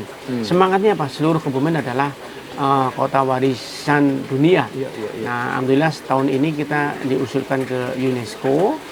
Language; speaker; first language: Indonesian; native; Indonesian